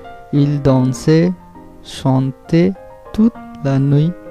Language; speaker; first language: French; non-native, learner; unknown